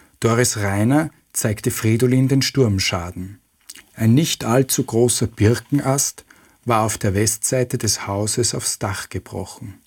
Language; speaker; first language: German; native; German